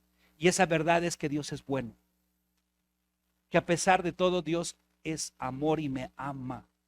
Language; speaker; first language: Spanish; native; Spanish